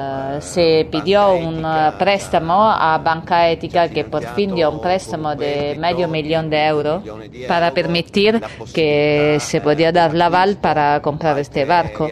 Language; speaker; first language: Spanish; non-native, fluent; Italian